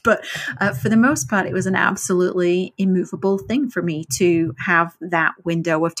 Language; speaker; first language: English; native; English